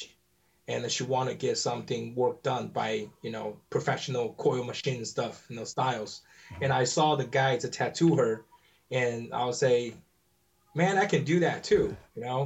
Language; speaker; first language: English; non-native, learner; Chinese